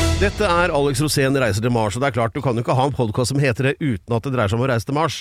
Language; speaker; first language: Norwegian; native; Norwegian